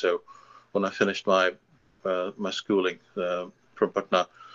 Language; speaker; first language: English; non-native, local second language; Hindi